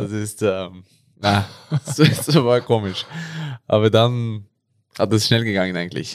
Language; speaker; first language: German; non-native, learner; Norwegian